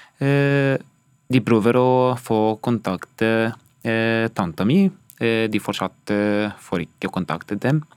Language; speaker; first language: Norwegian; non-native, learner; Arabic